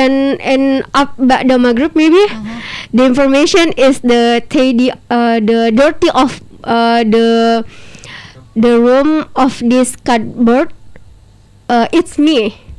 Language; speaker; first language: English; non-native, learner; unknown